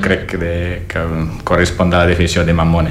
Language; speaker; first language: Catalan; non-native, fluent; Italian